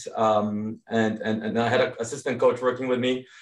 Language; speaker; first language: English; early bilingual, other home language; Serbian